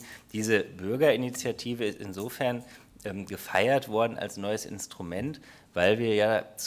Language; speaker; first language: German; native; German